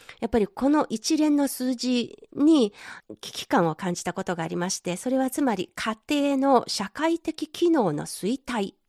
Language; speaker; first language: Japanese; non-native, fluent; Chinese